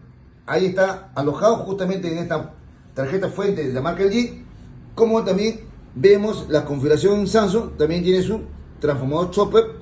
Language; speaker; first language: Spanish; native; Spanish